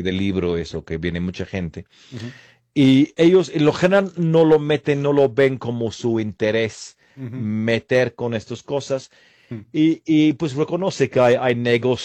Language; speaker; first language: Spanish; non-native, fluent; English